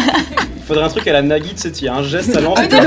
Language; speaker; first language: French; native; French